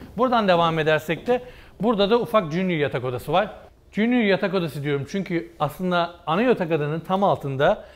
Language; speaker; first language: Turkish; early bilingual, heritage; Turkish